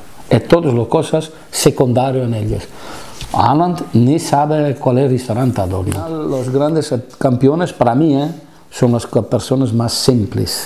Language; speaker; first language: Spanish; non-native, fluent; Italian